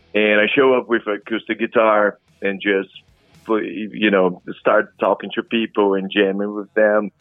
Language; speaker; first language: English; non-native, fluent; Portuguese